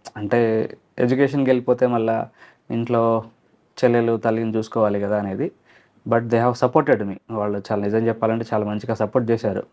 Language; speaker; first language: Telugu; non-native, local second language; Lambadi